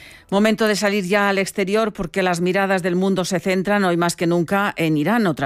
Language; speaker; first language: Spanish; native; Spanish